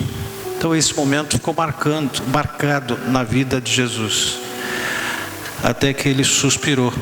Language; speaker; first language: Portuguese; native; Portuguese